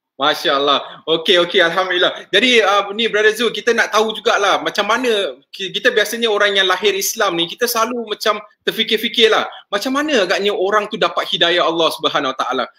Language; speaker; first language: Malay; native; Malay